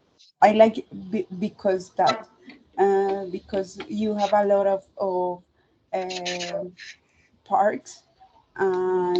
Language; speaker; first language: English; non-native, learner; Spanish